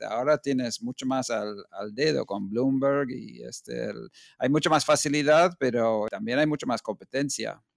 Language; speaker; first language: Spanish; non-native, fluent; English